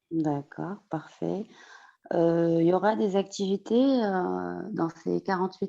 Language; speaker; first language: French; non-native, fluent; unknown